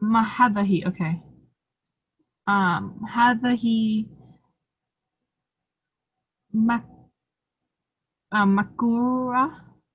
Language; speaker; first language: Arabic; non-native, learner; English